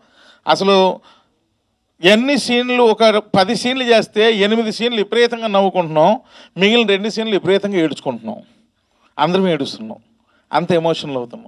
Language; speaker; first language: Telugu; native; Telugu